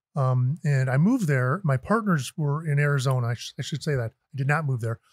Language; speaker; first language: English; native; English